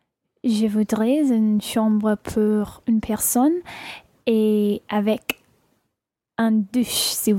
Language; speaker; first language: French; non-native, learner; English